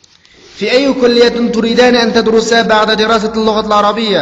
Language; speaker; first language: Arabic; non-native, fluent; Uyghur